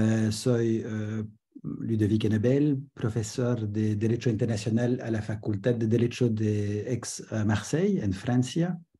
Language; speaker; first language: Spanish; non-native, learner; French